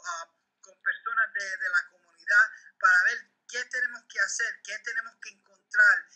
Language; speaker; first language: Spanish; early bilingual, heritage; Spanish